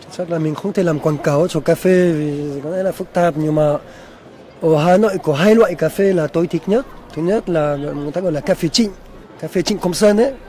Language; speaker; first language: Vietnamese; non-native, fluent; French